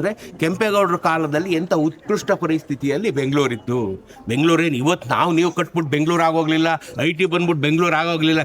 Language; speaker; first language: Kannada; native; Kannada